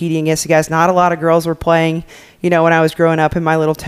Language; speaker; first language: English; native; English